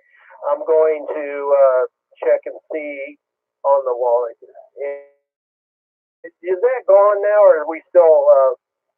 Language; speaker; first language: English; native; English